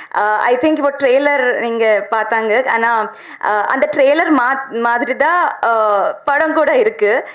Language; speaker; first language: Tamil; non-native, learner; Telugu